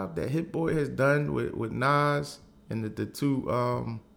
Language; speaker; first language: English; native; English